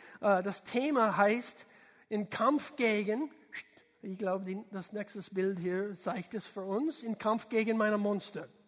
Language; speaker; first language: German; non-native, fluent; English